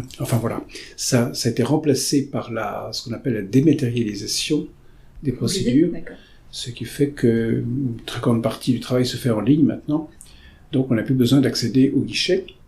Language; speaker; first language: French; native; French